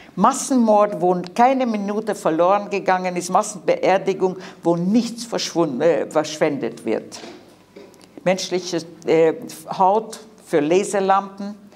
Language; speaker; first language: German; early bilingual, heritage; Hungarian